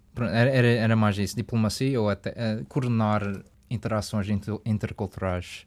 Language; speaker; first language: Portuguese; early bilingual, heritage; Portuguese